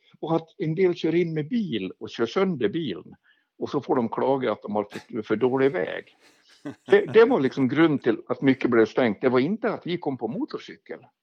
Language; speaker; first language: Swedish; native; Swedish